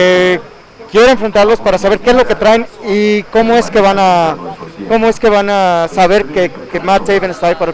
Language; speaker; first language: Spanish; native; Spanish